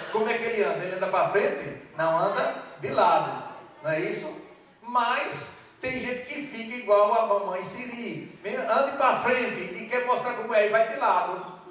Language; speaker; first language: Portuguese; non-native, fluent; Malagasy